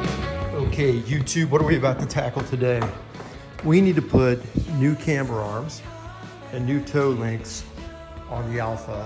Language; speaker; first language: English; native; English